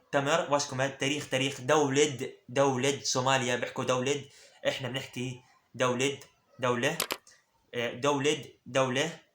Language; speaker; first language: Arabic; early bilingual, other home language; Somali